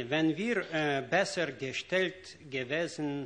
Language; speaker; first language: German; non-native, fluent; Ukrainian